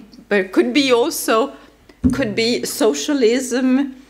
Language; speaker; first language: English; non-native, fluent; Swedish